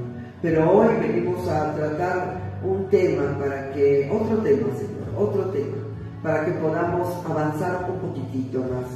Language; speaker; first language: Spanish; native; Spanish